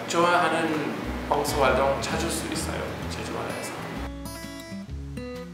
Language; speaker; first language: Korean; non-native, learner; English